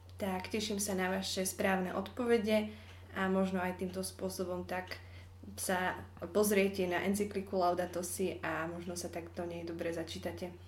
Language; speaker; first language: Slovak; native; Slovak